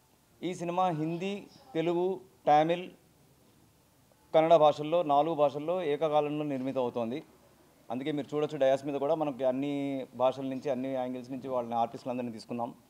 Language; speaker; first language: Telugu; native; Telugu